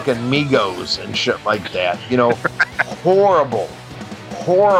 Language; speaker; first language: English; native; English